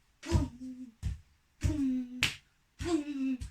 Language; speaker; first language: French; native; French